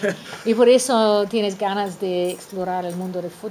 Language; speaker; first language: Spanish; non-native, fluent; English